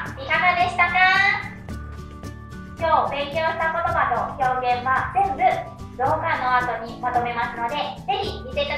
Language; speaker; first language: Japanese; non-native, fluent; Thai